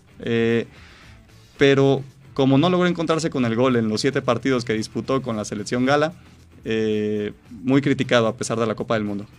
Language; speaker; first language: Spanish; native; Spanish